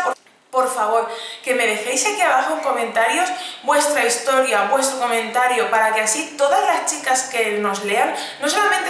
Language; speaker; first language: Spanish; native; Spanish